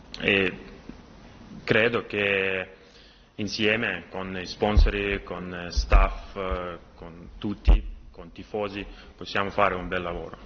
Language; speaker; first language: Italian; non-native, learner; Russian